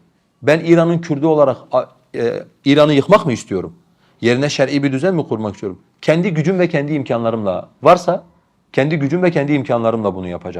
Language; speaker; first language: Turkish; non-native, local second language; Kurdish